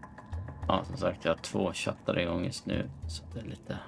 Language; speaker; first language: Swedish; native; Swedish